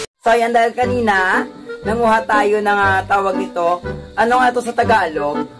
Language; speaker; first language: Filipino; non-native, local second language; Hiligaynon